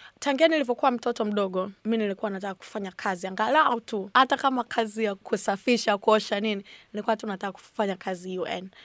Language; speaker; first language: Swahili; native; Swahili